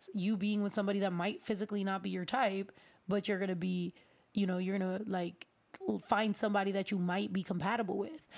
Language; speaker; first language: English; early bilingual, other home language; Spanish